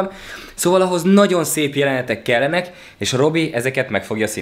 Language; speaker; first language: Hungarian; native; Hungarian